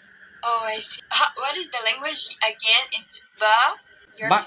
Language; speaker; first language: English; non-native, learner; Portuguese